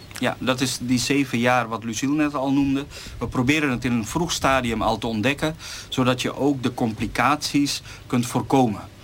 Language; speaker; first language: Dutch; native; Dutch